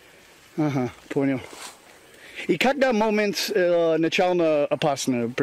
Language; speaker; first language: Russian; non-native, learner; English